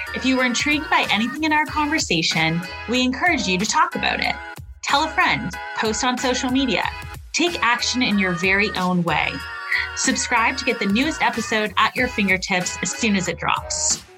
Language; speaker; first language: English; native; English